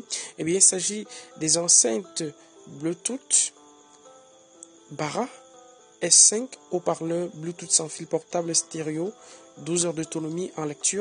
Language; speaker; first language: French; native; French